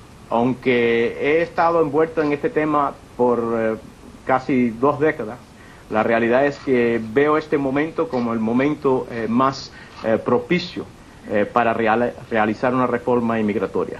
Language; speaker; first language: Spanish; early bilingual, heritage; Spanish